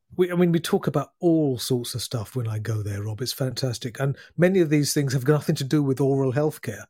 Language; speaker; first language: English; native; English